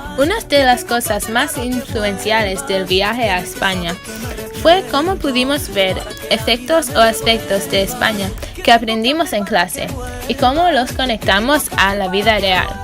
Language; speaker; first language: Spanish; non-native, learner; English